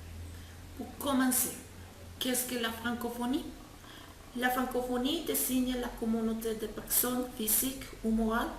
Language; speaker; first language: French; non-native, learner; Spanish